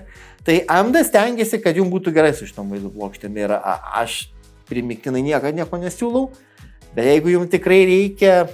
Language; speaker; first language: Lithuanian; native; Lithuanian